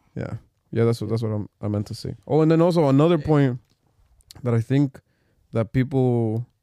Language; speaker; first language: English; early bilingual, other home language; Spanish